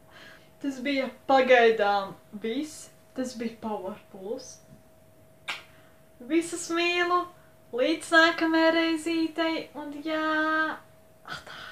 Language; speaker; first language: Latvian; non-native, local second language; Russian